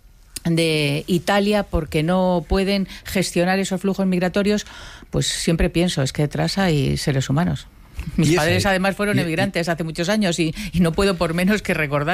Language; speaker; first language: Spanish; native; Spanish